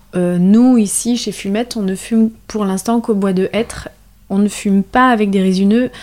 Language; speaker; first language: French; native; French